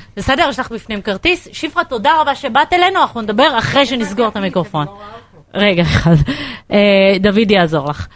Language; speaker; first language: Hebrew; native; Hebrew